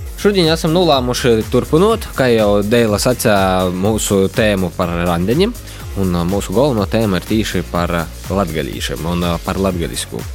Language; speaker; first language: Latvian; native; Latvian